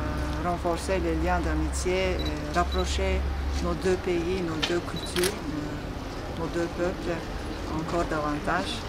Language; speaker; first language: French; non-native, fluent; Turkish